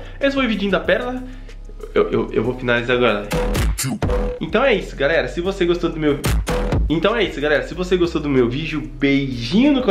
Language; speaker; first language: Portuguese; native; Portuguese